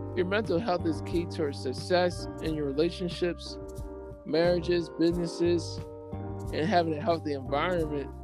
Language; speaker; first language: English; native; English